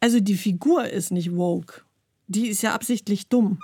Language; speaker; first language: German; native; German